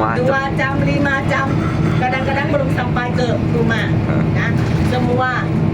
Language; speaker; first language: Indonesian; non-native, learner; Thai